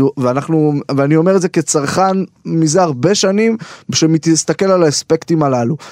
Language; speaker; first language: Hebrew; native; Hebrew